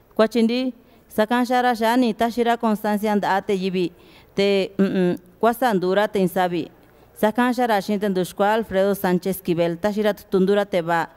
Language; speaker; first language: Spanish; non-native, local second language; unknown